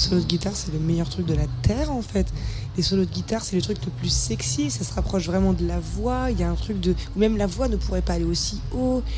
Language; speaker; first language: French; native; French